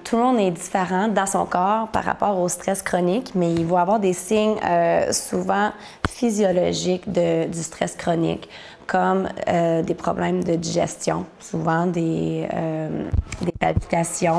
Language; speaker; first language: French; native; French